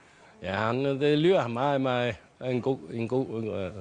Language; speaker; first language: Danish; non-native, fluent; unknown